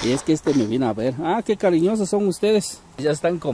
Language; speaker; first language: Spanish; native; Spanish